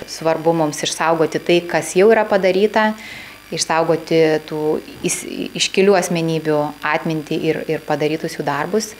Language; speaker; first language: Lithuanian; native; Lithuanian